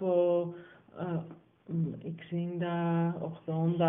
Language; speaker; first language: Greek; non-native, learner; German